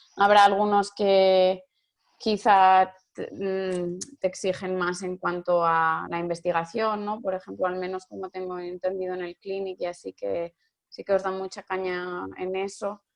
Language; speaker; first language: Spanish; native; Spanish